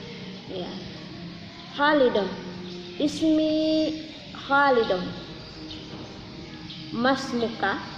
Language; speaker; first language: Arabic; non-native, fluent; Indonesian